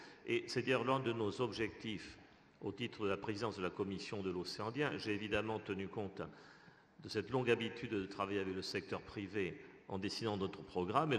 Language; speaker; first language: French; native; French